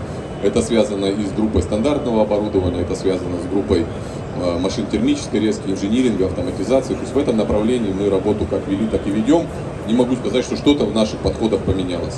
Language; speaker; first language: Russian; native; Russian